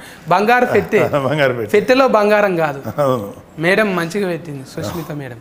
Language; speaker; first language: Telugu; native; Telugu